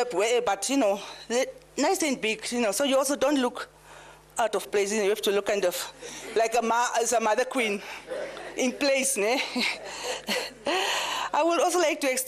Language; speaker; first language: English; non-native, local second language; Dutch